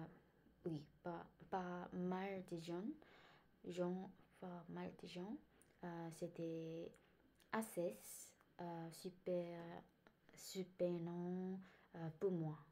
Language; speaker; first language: French; non-native, learner; Korean